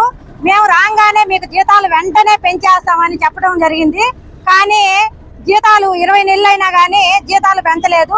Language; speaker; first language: Telugu; native; Telugu